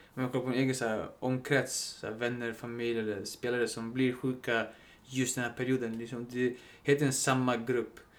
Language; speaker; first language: Swedish; early bilingual, other home language; Spanish